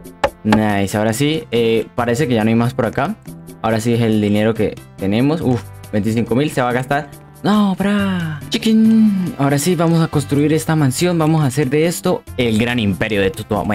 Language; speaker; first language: Spanish; native; Spanish